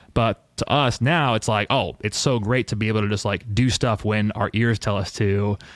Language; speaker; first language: English; native; English